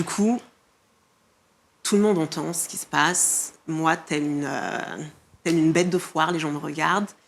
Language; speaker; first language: French; non-native, local second language; Malagasy